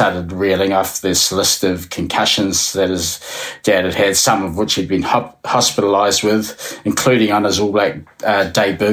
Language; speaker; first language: English; native; English